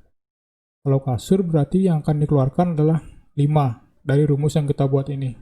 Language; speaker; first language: Indonesian; native; Indonesian